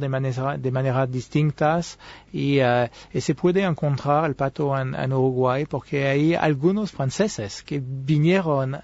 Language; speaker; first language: Spanish; non-native, fluent; French